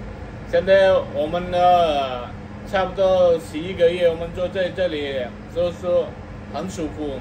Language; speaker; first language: Chinese; non-native, learner; Telugu